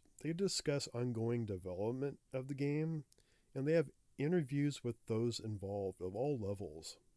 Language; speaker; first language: English; native; English